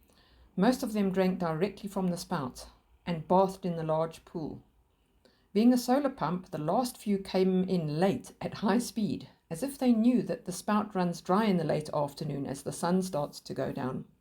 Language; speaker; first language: English; native; English